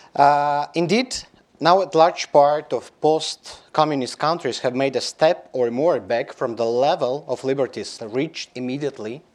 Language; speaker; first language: English; non-native, fluent; Belarusian